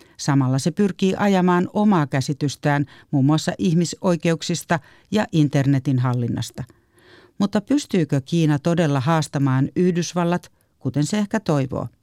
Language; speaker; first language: Finnish; native; Finnish